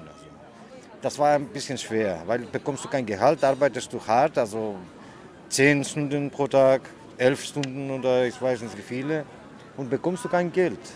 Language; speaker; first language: German; non-native, learner; Greek